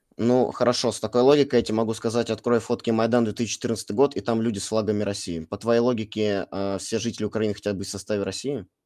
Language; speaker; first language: Russian; native; Russian